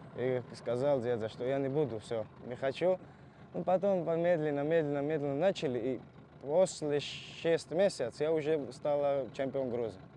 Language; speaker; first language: Russian; non-native, fluent; Georgian